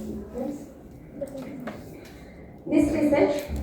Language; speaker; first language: English; non-native, fluent; Indonesian